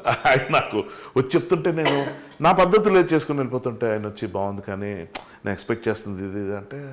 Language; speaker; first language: Telugu; native; Telugu